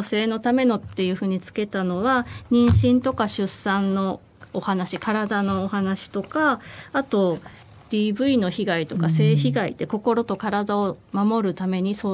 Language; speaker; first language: Japanese; native; Japanese